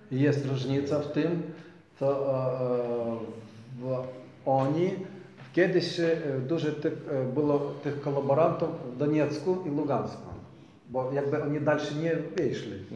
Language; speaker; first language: Polish; non-native, learner; Ukrainian